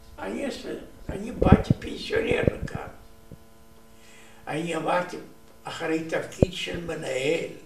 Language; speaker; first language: Hebrew; non-native, learner; Romanian